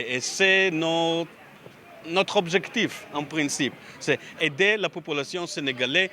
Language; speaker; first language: French; non-native, learner; Hebrew